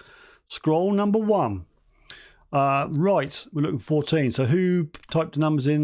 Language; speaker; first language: English; native; English